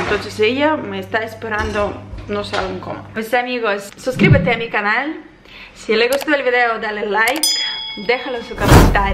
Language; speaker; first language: Spanish; non-native, fluent; Ukrainian